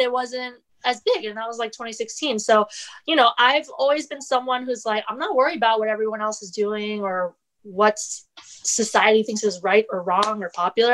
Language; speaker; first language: English; native; English